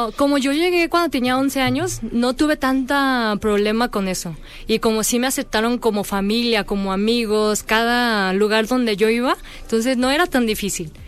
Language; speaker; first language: Spanish; early bilingual, other home language; Korean